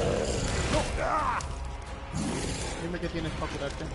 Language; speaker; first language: Spanish; native; Spanish